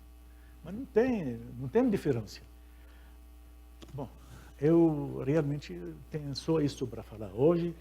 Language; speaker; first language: Portuguese; non-native, fluent; Arabic